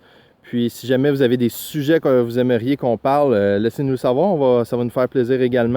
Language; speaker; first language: French; native; French